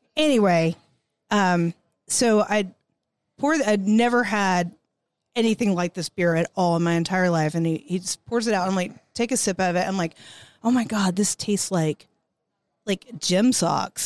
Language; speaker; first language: English; native; English